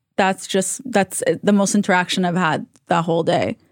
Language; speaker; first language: English; non-native, fluent; Hebrew